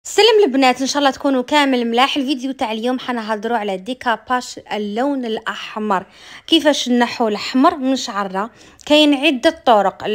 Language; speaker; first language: Arabic; native; Arabic